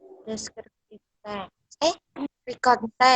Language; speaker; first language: English; non-native, learner; Indonesian